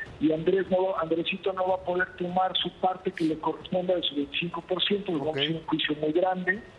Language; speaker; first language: Spanish; native; Spanish